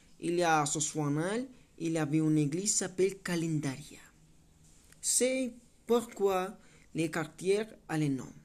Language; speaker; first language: French; non-native, learner; Spanish